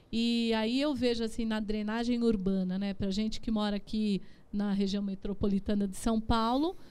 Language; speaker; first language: Portuguese; native; Portuguese